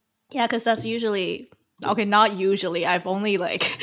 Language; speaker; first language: English; early bilingual, other home language; Chinese